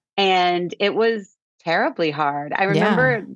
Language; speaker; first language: English; native; English